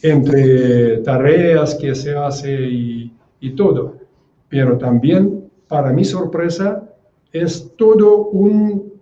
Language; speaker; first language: Spanish; non-native, fluent; Russian